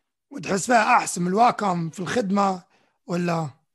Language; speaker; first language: Arabic; early bilingual, heritage; Arabic